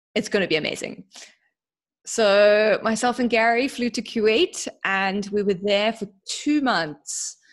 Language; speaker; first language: English; native; English